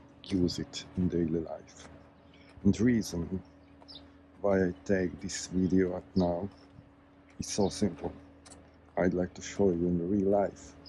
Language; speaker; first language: English; non-native, learner; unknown